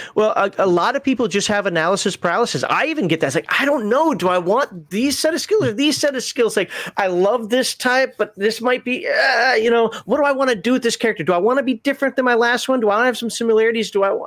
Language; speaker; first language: English; native; English